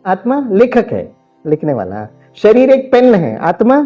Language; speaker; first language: Hindi; non-native, local second language; Malayalam